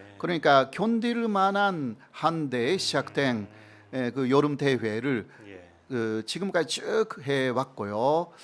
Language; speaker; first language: Korean; non-native, fluent; Japanese